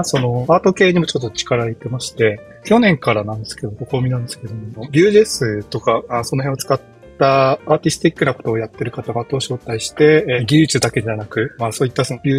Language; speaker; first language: Japanese; native; Japanese